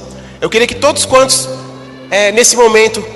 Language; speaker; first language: Portuguese; native; Portuguese